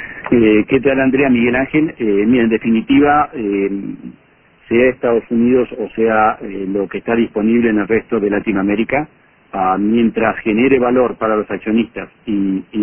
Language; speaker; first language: Spanish; native; Spanish